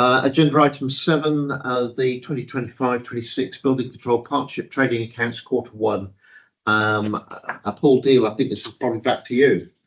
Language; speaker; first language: English; native; English